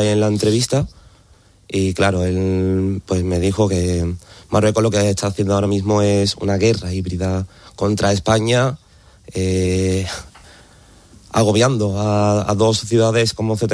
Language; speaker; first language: Spanish; native; Spanish